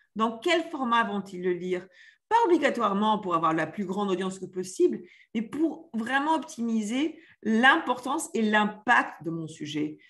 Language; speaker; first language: French; early bilingual, heritage; French